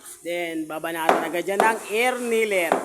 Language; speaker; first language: Filipino; native; Filipino